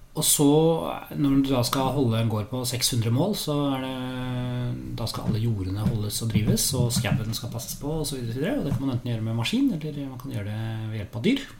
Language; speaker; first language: Norwegian; native; Norwegian